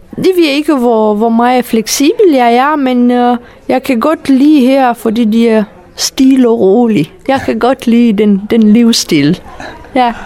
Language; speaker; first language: Danish; non-native, fluent; Romanian